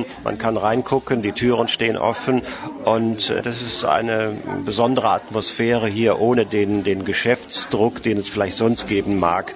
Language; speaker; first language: German; native; German